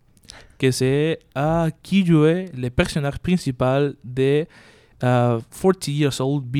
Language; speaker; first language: French; non-native, learner; Spanish